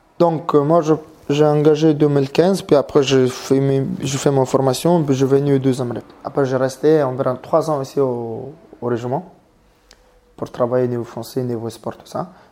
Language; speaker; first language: French; non-native, learner; Mongolian